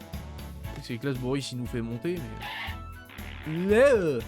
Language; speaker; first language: French; native; French